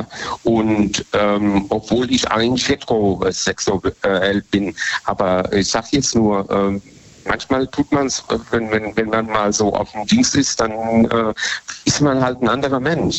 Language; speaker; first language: German; native; German